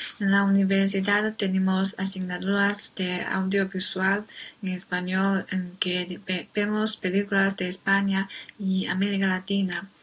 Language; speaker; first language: Spanish; non-native, learner; Chinese